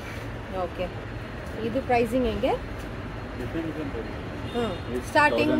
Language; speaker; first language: Kannada; native; Kannada